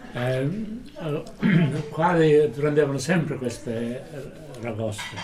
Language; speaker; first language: Italian; native; Italian